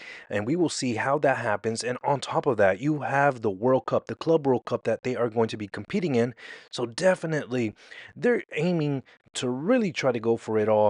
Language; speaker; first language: English; native; English